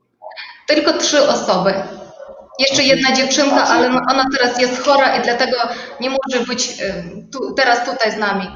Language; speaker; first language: Polish; non-native, learner; Ukrainian